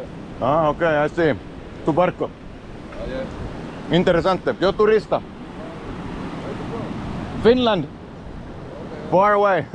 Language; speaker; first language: Spanish; non-native, learner; Finnish